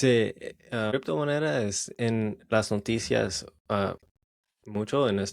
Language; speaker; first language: Spanish; non-native, learner; English